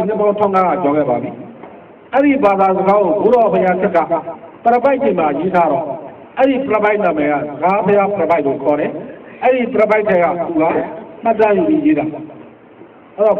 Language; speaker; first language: Burmese; non-native, local second language; Rohingya